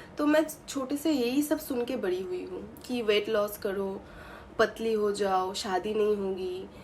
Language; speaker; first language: Hindi; non-native, local second language; Bangla